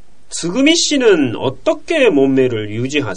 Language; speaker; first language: Korean; non-native, fluent; Japanese